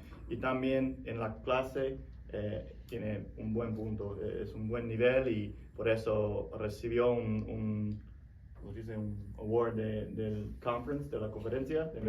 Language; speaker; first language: Spanish; non-native, fluent; English